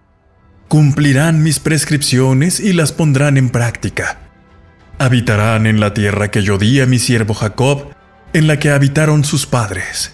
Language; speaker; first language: Spanish; native; Spanish